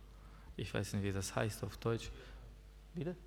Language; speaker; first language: German; non-native, learner; Russian